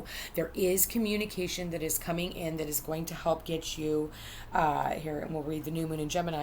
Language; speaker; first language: English; native; English